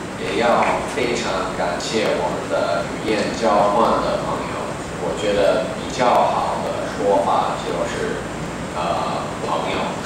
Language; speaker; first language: Chinese; non-native, fluent; English